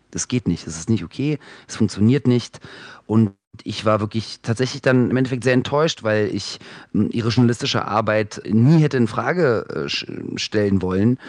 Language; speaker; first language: German; early bilingual, other home language; Russian